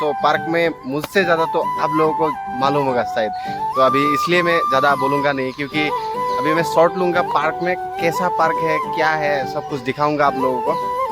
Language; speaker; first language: Hindi; non-native, local second language; Assamese